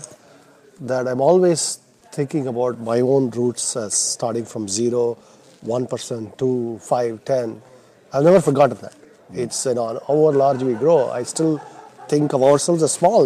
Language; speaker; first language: English; non-native, local second language; Tamil